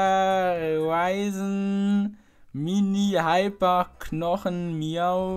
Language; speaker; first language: German; native; German